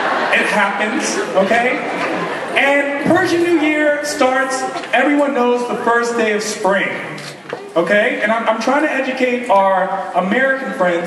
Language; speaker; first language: English; early bilingual, other home language; Persian